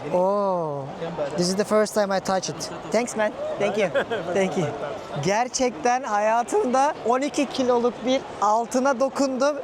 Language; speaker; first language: Turkish; native; Turkish